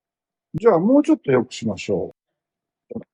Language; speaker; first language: Japanese; native; Japanese